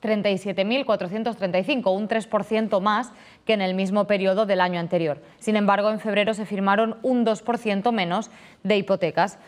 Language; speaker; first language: Spanish; native; Spanish